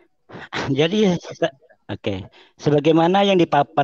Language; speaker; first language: Indonesian; native; Indonesian